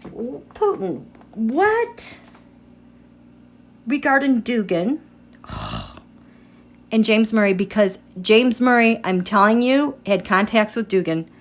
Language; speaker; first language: English; native; English